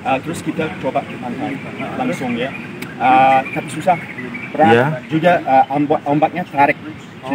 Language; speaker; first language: Indonesian; non-native, learner; English